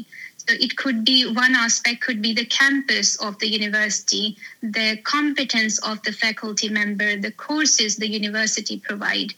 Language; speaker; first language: English; non-native, local second language; Hindi